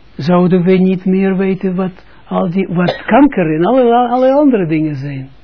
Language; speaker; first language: Dutch; non-native, fluent; Russian